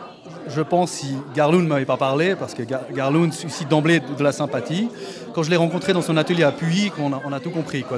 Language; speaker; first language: French; native; French